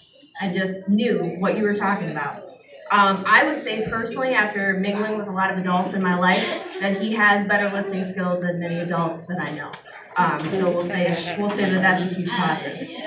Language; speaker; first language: English; native; English